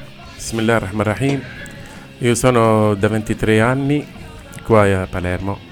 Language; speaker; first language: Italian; non-native, learner; Arabic